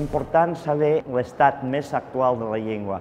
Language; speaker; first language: Catalan; non-native, fluent; English